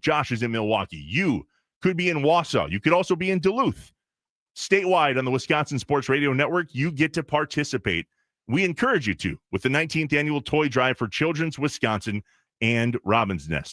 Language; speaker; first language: English; native; English